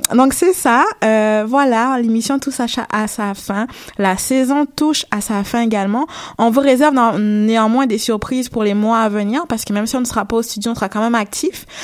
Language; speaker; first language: French; native; French